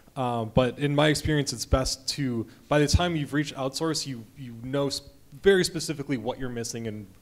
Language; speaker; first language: English; native; English